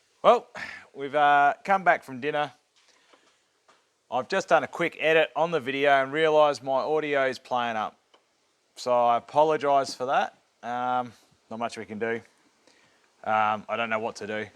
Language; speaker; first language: English; native; English